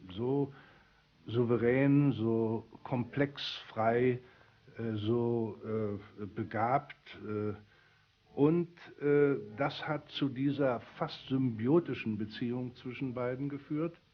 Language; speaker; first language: German; native; German